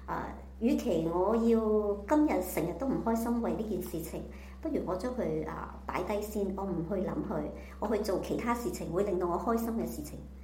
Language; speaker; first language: Chinese; native; Chinese